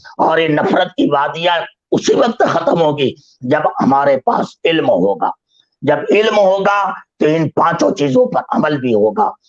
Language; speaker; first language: Urdu; native; Urdu